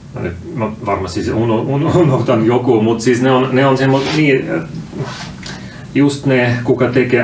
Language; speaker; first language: Finnish; non-native, fluent; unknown